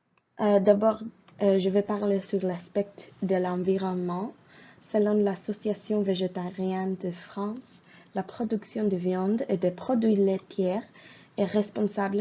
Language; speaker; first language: French; non-native, fluent; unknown